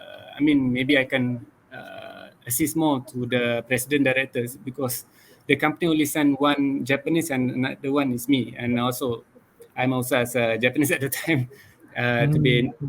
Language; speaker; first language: English; non-native, local second language; Malay